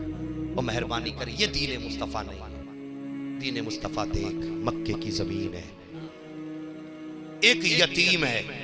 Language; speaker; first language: Urdu; native; Urdu